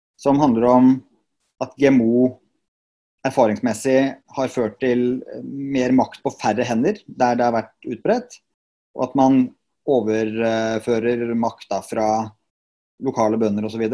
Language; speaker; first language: Norwegian; native; Norwegian